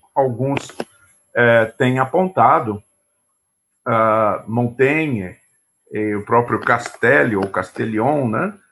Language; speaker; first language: Portuguese; native; Portuguese